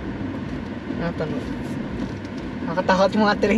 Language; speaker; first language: Filipino; native; Filipino